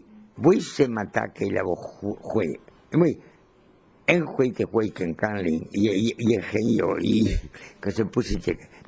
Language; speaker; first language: Chinese; non-native, learner; Spanish